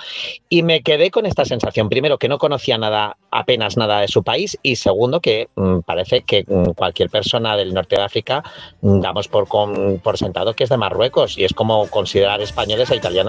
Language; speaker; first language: Spanish; native; Spanish